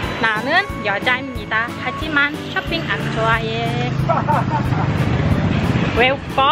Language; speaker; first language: Korean; non-native, learner; Vietnamese